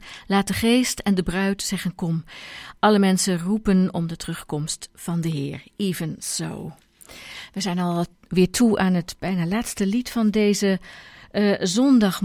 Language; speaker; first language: Dutch; native; Dutch